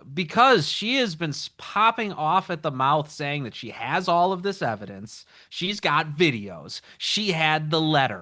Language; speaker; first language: English; native; English